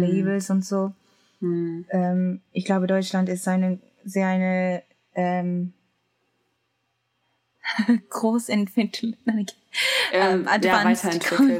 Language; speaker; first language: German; non-native, learner; Japanese